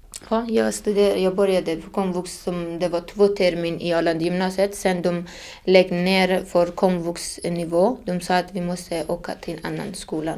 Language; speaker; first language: Swedish; non-native, fluent; Persian